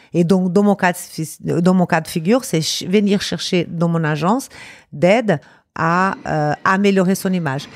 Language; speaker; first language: French; non-native, fluent; Portuguese